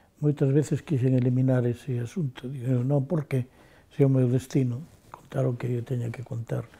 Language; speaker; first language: Galician; native; Galician